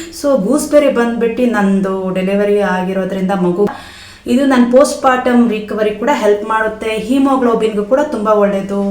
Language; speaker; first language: Kannada; non-native, local second language; Konkani